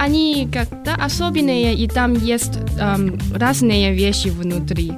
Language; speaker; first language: Russian; non-native, learner; Chinese